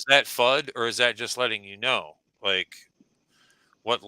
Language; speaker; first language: English; native; English